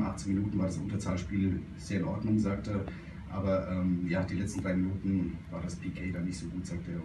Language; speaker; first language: German; native; German